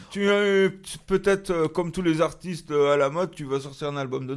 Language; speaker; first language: French; native; French